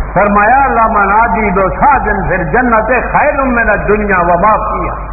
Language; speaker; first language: Urdu; non-native, local second language; Punjabi